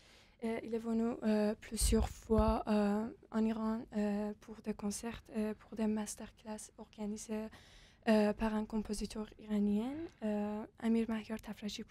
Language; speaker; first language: French; non-native, fluent; Persian